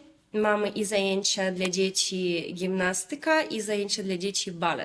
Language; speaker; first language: Polish; non-native, fluent; Russian